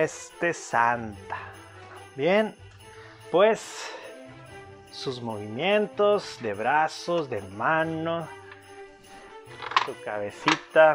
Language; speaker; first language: Spanish; native; Spanish